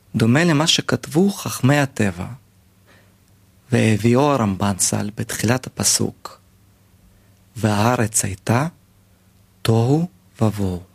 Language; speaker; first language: Hebrew; native; Hebrew